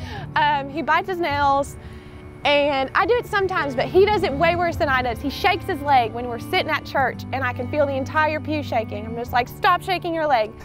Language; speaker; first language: English; native; English